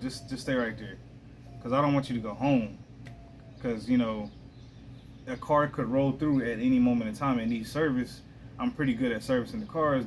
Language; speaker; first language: English; native; English